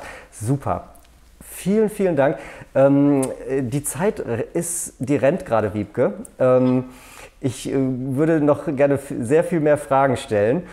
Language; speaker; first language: German; native; German